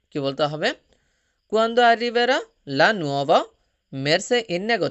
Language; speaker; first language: Italian; non-native, fluent; Bangla